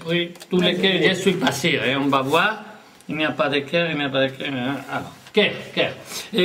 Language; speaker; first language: French; non-native, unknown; Spanish